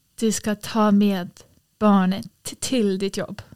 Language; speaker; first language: Swedish; non-native, learner; English